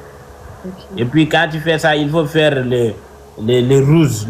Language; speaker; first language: French; non-native, local second language; Fula